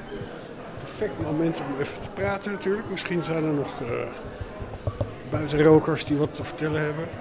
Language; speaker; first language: Dutch; native; Dutch